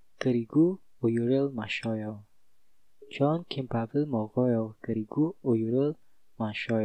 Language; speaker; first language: Korean; non-native, fluent; Indonesian